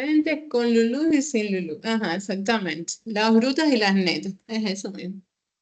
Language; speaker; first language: Spanish; native; Spanish